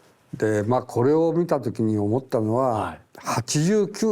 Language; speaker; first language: Japanese; native; Japanese